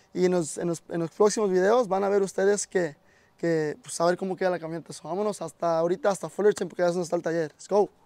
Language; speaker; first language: Spanish; early bilingual, heritage; Spanish